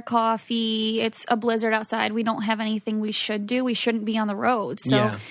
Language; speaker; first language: English; native; English